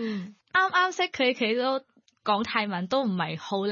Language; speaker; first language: Cantonese; non-native, learner; Thai